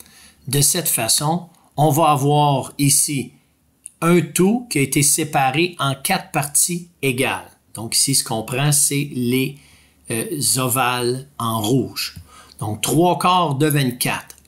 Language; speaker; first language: French; native; French